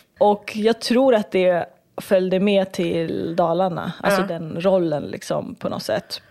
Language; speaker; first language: Swedish; early bilingual, other home language; Kurdish